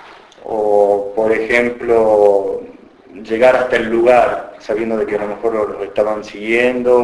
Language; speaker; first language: Spanish; native; Spanish